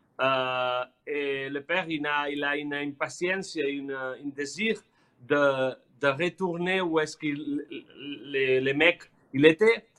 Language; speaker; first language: French; non-native, learner; Spanish